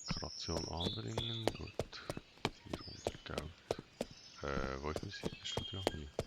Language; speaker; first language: German; native; German